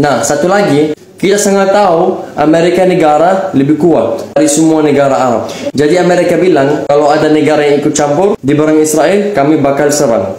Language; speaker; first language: Indonesian; non-native, fluent; Arabic